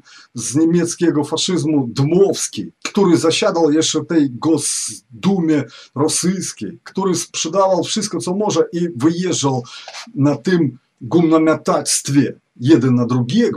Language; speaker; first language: Polish; non-native, fluent; Ukrainian